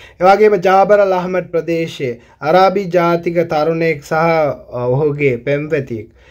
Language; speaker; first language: Sinhala; native; Sinhala